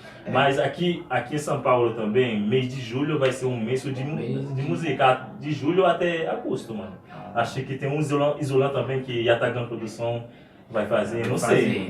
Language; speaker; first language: Portuguese; non-native, fluent; Haitian Creole